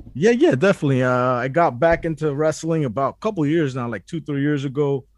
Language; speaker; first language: English; early bilingual, other home language; Spanish